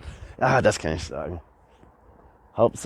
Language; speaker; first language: German; non-native, learner; English